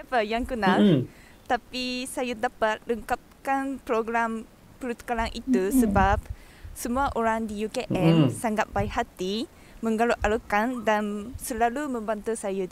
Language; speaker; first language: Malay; non-native, fluent; Japanese